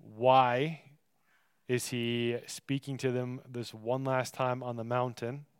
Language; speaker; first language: English; native; English